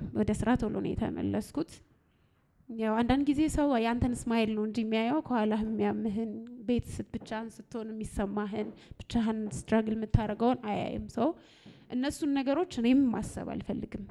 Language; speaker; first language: Amharic; native; Amharic